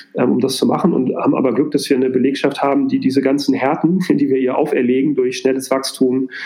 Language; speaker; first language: German; native; German